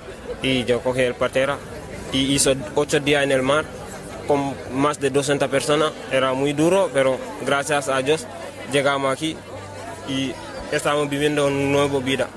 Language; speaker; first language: Spanish; non-native, learner; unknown